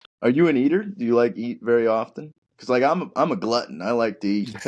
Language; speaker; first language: English; native; English